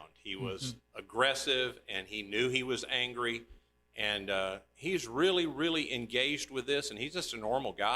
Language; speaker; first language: English; native; English